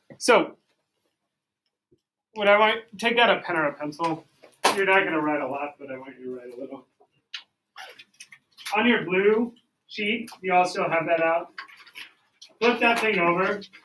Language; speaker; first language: English; native; English